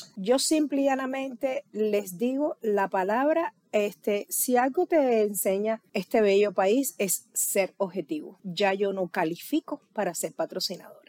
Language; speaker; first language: Spanish; native; Spanish